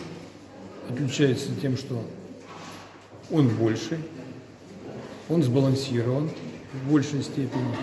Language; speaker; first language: Russian; native; Russian